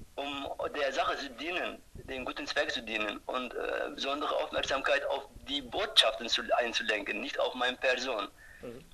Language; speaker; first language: German; non-native, fluent; Turkish